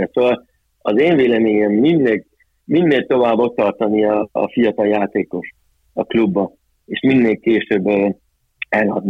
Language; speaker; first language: Hungarian; early bilingual, heritage; Hungarian